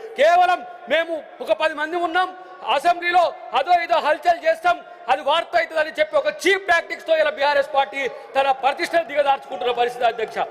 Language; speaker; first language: Telugu; native; Telugu